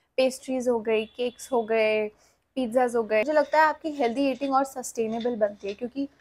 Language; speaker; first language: Hindi; native; Hindi